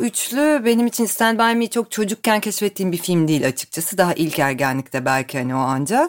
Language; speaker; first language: Turkish; native; Turkish